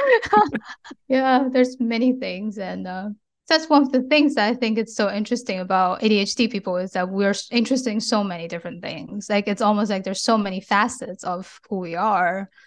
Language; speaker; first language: English; non-native, fluent; Chinese